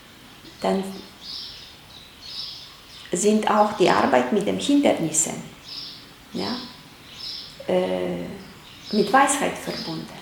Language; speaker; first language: German; non-native, fluent; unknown